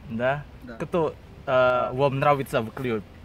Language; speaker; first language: Russian; non-native, learner; Indonesian